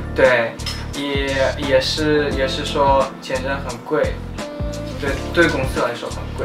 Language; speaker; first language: Chinese; non-native, fluent; Russian